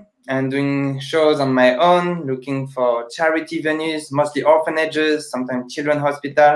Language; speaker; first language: English; non-native, fluent; French